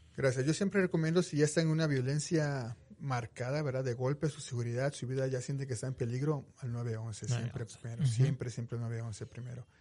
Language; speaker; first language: Spanish; native; Spanish